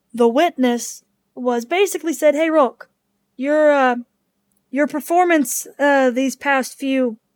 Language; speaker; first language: English; native; English